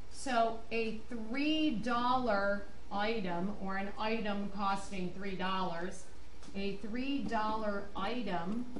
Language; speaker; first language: English; native; English